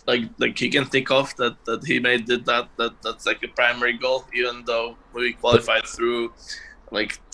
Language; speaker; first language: English; non-native, fluent; Slovak